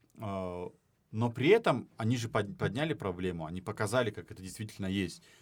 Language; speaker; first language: Russian; non-native, local second language; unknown